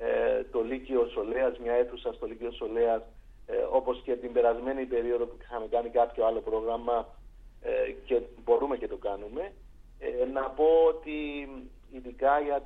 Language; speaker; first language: Greek; native; Greek